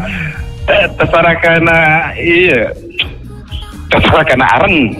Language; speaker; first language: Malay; non-native, local second language; Sundanese